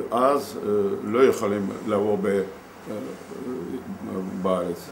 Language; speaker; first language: Hebrew; non-native, learner; Russian